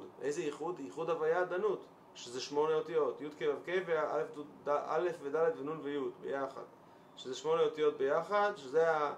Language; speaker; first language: Hebrew; native; Hebrew